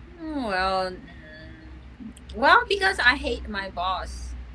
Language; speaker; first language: English; non-native, fluent; Chinese